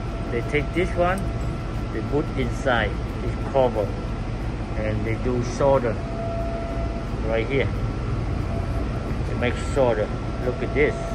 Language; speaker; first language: English; non-native, learner; Vietnamese